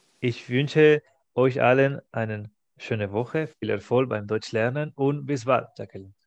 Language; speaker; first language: German; non-native, fluent; Spanish